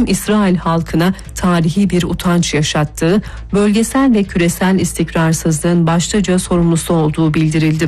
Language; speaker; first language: Turkish; native; Turkish